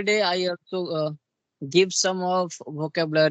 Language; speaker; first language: English; non-native, local second language; Hindi